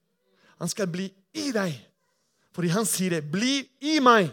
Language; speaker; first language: Norwegian; non-native, fluent; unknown